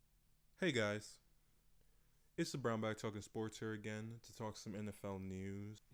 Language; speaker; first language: English; native; English